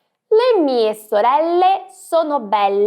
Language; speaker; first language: Italian; non-native, fluent; Portuguese